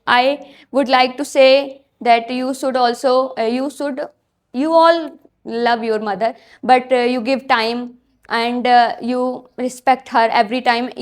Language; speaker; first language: English; non-native, learner; Hindi